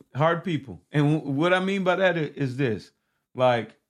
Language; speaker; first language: English; early bilingual, other home language; Haitian Creole